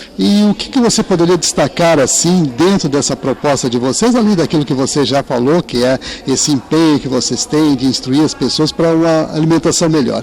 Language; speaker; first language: Portuguese; native; Portuguese